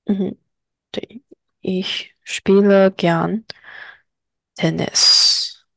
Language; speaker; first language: German; non-native, fluent; Chinese